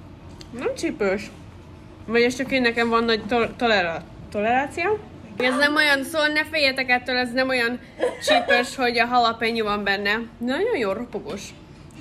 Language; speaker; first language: Hungarian; early bilingual, heritage; English